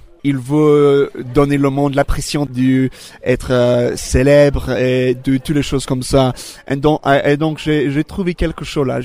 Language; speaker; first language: French; non-native, learner; English